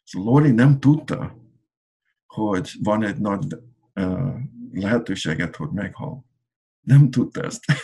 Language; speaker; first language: Hungarian; non-native, learner; English